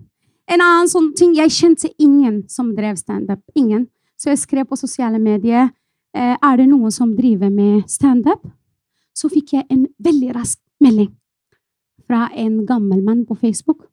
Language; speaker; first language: Norwegian; non-native, fluent; Arabic